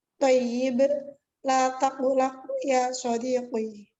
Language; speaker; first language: Arabic; non-native, learner; Indonesian